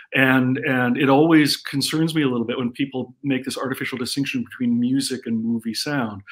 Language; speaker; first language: English; native; English